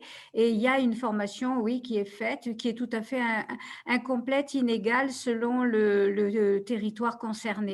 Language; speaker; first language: French; native; French